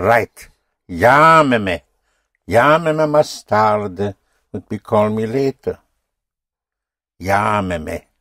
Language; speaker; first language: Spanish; non-native, fluent; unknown